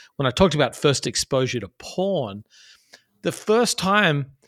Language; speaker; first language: English; native; English